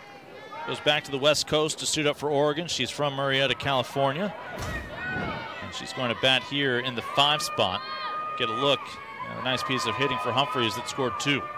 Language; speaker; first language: English; native; English